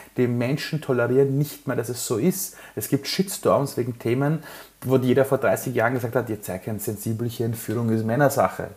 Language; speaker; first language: German; early bilingual, other home language; Persian